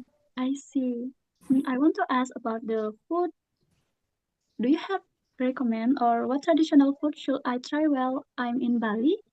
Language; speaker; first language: English; non-native, learner; Indonesian